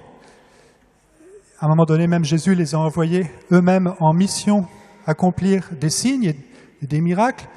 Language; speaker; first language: French; native; French